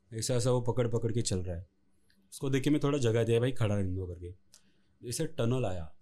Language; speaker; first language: Hindi; non-native, local second language; Marathi